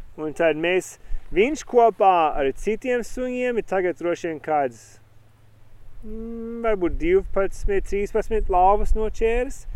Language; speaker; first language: Latvian; early bilingual, heritage; Latvian